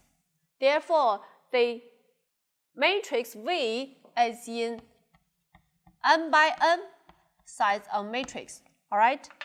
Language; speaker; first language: English; non-native, local second language; Chinese